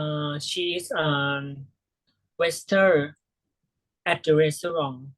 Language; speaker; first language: English; non-native, learner; Thai